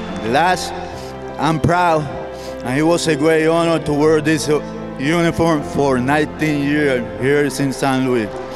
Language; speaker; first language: English; non-native, fluent; Spanish